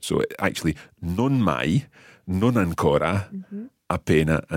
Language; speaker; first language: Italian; non-native, fluent; English